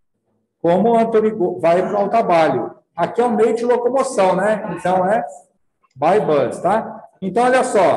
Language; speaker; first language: Portuguese; native; Portuguese